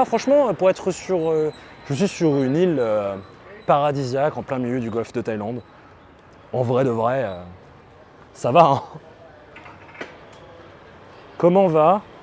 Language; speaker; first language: French; native; French